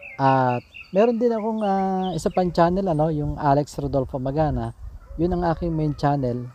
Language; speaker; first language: Filipino; native; Filipino